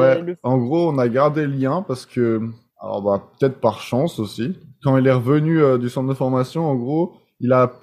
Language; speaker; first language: French; native; French